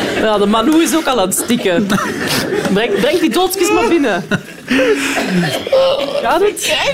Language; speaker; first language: Dutch; native; Dutch